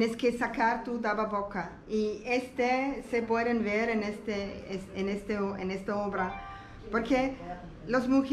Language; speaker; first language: Spanish; non-native, learner; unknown